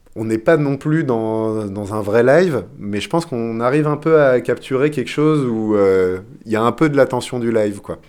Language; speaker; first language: French; non-native, fluent; English